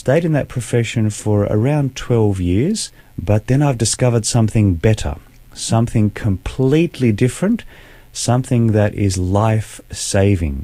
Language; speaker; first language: English; native; English